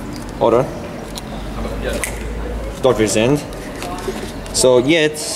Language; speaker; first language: German; non-native, learner; English